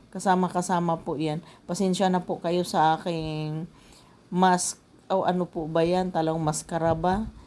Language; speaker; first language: Filipino; non-native, local second language; Cebuano